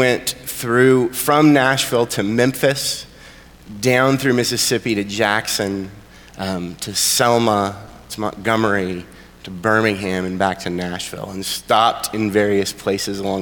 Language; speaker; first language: English; native; English